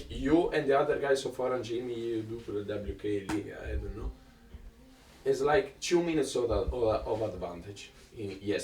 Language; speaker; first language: English; non-native, learner; Italian